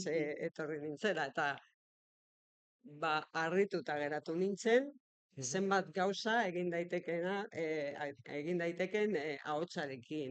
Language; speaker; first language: Basque; non-native, local second language; Spanish